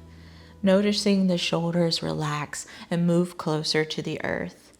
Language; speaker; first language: English; native; English